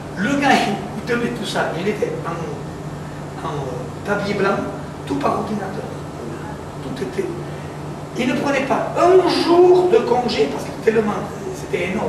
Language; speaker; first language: French; native; French